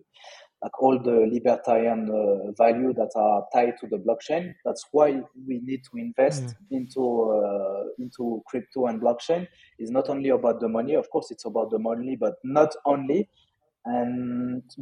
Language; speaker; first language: English; non-native, fluent; French